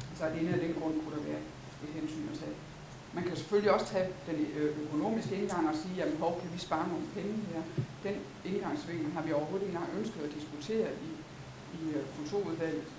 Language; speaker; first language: Danish; native; Danish